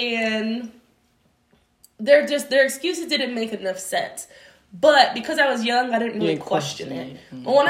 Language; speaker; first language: English; native; English